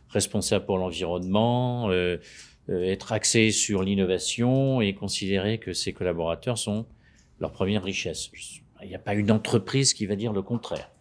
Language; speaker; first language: French; native; French